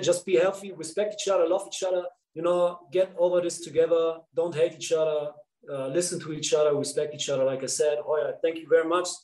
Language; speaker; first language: English; non-native, fluent; Dutch